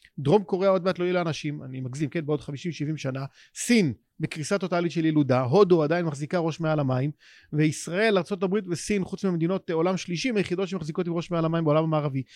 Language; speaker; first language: Hebrew; native; Hebrew